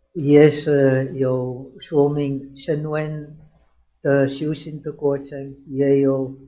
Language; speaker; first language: Chinese; non-native, fluent; Czech